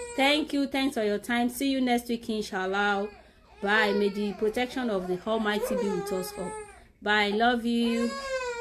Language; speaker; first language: English; non-native, local second language; Yoruba